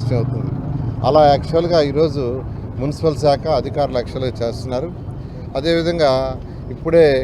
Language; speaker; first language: Telugu; native; Telugu